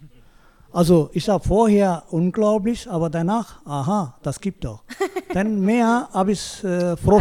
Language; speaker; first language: German; non-native, learner; Tamil